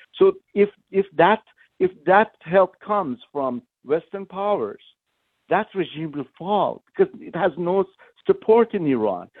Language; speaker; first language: English; non-native, fluent; Persian